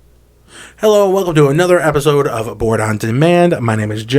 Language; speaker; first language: English; native; English